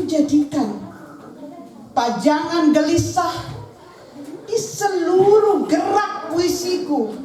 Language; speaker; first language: Indonesian; native; Indonesian